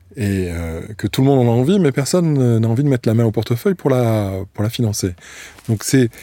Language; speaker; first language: French; native; French